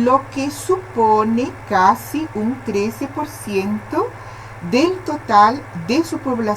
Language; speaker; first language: Spanish; non-native, fluent; Portuguese